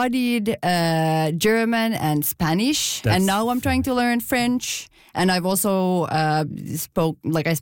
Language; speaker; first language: English; non-native, fluent; Finnish